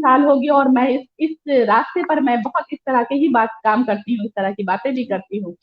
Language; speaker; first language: Hindi; native; Hindi